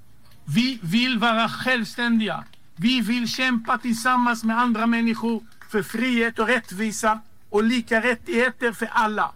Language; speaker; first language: Swedish; non-native, fluent; Hebrew